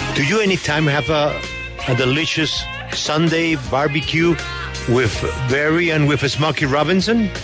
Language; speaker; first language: English; non-native, fluent; Spanish